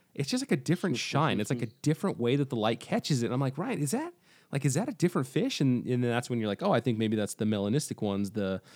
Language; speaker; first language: English; native; English